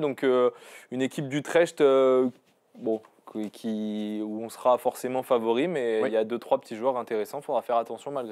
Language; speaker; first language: French; native; French